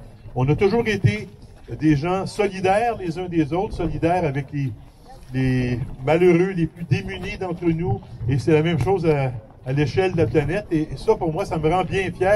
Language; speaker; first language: French; native; French